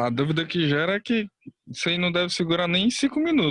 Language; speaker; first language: Portuguese; native; Portuguese